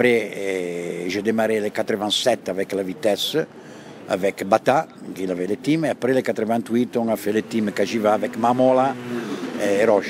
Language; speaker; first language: French; non-native, fluent; Italian